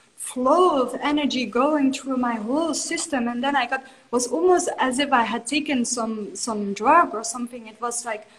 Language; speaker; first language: English; non-native, fluent; Dutch